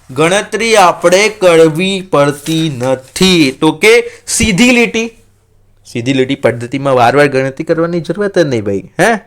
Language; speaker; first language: Gujarati; non-native, local second language; Marathi